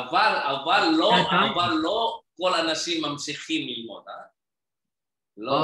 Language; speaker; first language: Hebrew; non-native, learner; Indonesian